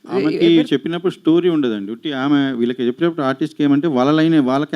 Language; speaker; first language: Telugu; native; Telugu